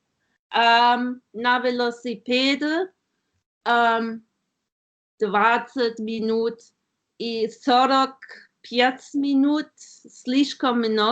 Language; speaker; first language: Russian; non-native, learner; German